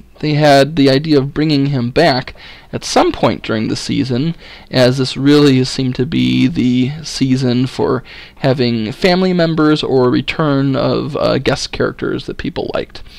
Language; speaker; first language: English; native; English